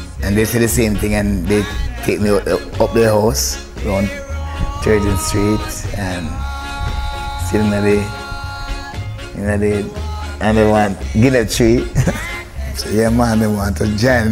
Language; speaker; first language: English; non-native, local second language; Jamaican Creole English